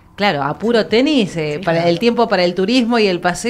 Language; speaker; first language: Spanish; native; Spanish